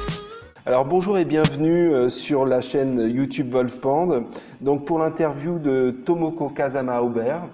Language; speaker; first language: French; native; French